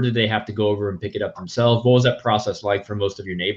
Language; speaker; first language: English; native; English